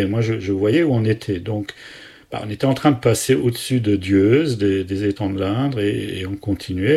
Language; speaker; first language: French; native; French